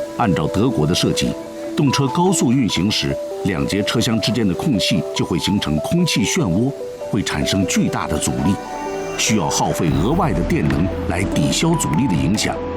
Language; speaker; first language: Chinese; native; Chinese